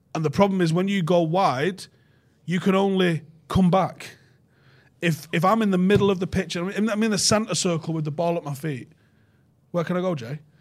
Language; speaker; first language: English; native; English